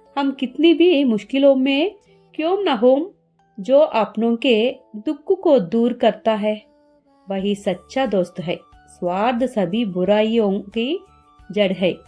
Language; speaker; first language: Hindi; non-native, learner; Telugu